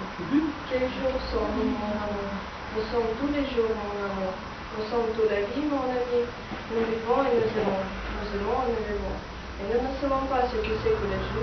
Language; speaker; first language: French; non-native, learner; Russian